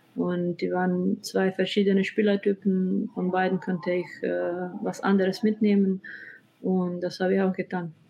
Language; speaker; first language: German; non-native, fluent; Slovenian